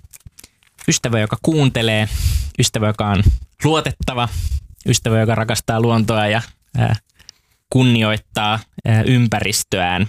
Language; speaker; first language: Finnish; native; Finnish